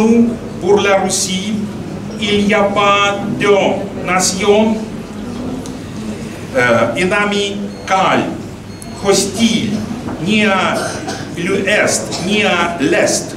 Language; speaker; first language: French; non-native, fluent; Russian